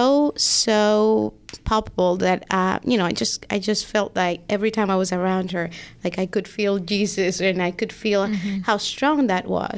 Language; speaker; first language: English; non-native, fluent; Spanish